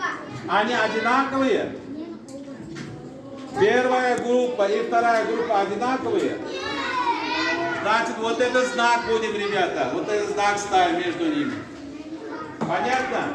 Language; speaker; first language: Russian; non-native, local second language; Uzbek